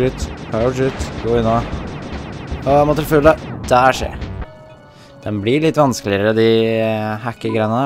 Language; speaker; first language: Norwegian; native; Norwegian